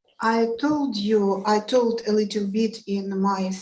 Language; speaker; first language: English; non-native, learner; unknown